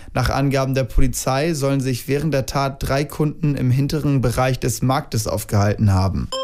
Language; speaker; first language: German; native; German